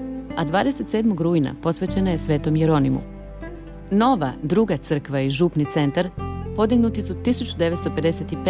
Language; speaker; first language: Croatian; native; Croatian